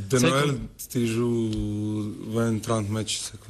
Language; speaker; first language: French; non-native, learner; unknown